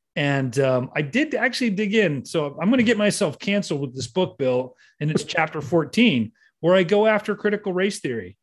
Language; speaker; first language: English; native; English